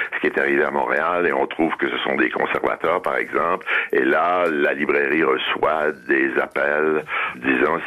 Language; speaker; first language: French; native; French